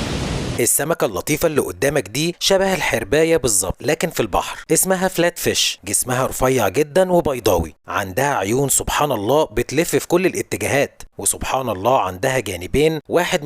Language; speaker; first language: Arabic; native; Arabic